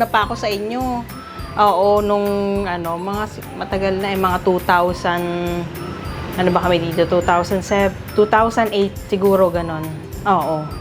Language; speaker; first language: Filipino; native; Filipino